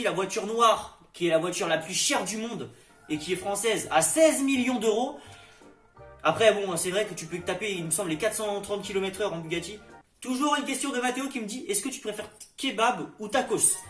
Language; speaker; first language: French; native; French